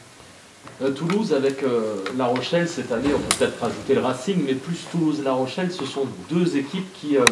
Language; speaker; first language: French; native; French